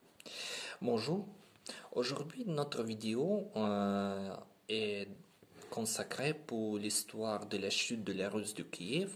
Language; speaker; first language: French; non-native, learner; Ukrainian